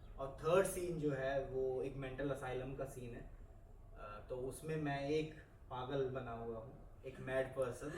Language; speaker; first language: Hindi; native; Hindi